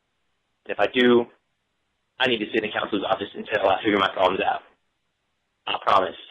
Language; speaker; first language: English; native; English